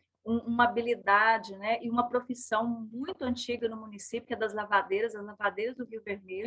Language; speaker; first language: Portuguese; native; Portuguese